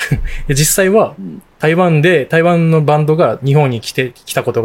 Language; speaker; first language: Japanese; native; Japanese